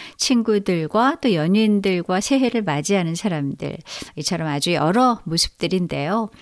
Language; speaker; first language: Korean; native; Korean